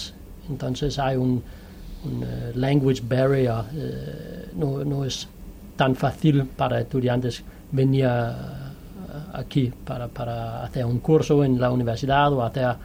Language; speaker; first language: Spanish; non-native, fluent; Danish